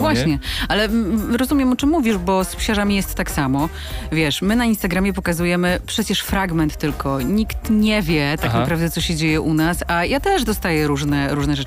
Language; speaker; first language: Polish; native; Polish